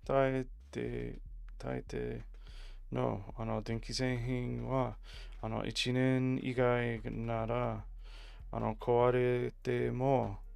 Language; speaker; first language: Japanese; non-native, learner; English